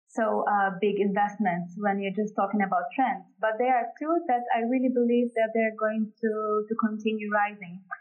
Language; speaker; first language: English; non-native, fluent; Portuguese